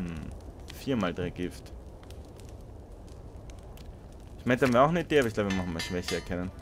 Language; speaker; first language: German; native; German